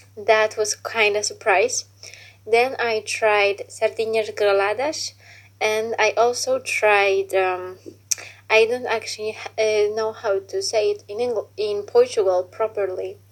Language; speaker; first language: English; non-native, fluent; Polish